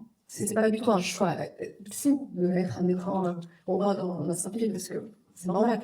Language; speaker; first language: French; non-native, fluent; Vietnamese